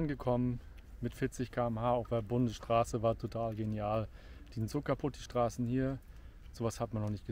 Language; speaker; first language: German; native; German